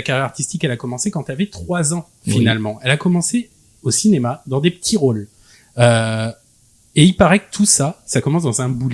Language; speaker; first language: French; native; French